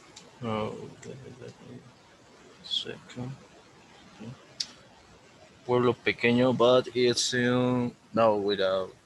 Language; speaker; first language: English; non-native, learner; Spanish